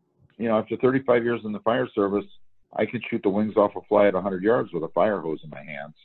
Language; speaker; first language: English; native; English